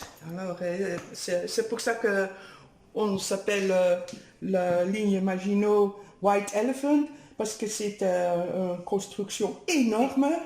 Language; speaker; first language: French; non-native, fluent; Dutch